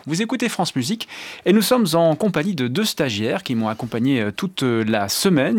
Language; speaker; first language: French; native; French